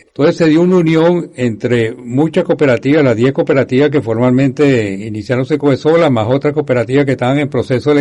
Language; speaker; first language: Spanish; native; Spanish